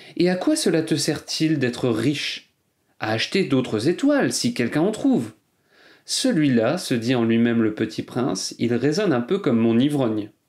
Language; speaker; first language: French; native; French